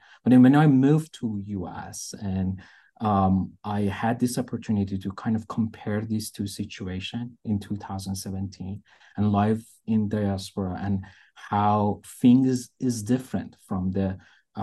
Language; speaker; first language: English; non-native, fluent; Persian